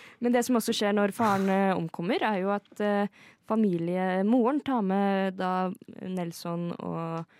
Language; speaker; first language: Norwegian; native; Norwegian